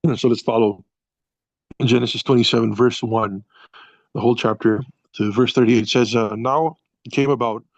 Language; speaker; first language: English; non-native, local second language; Filipino